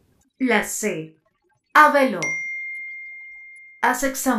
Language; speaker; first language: French; non-native, fluent; Spanish